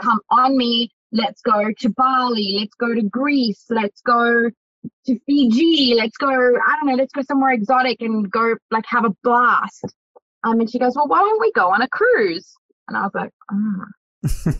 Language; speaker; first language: English; native; English